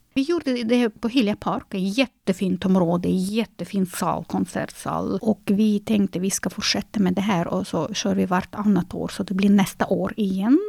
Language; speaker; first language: Swedish; non-native, fluent; Russian